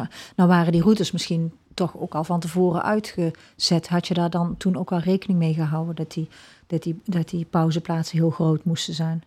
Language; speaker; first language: Dutch; native; Dutch